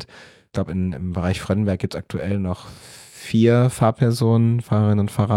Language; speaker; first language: German; native; German